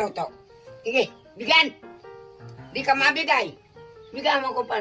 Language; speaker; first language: Filipino; non-native, local second language; Bikol